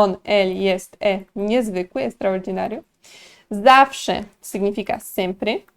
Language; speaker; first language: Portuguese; non-native, fluent; Polish